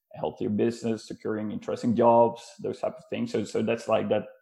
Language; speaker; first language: English; non-native, fluent; Dutch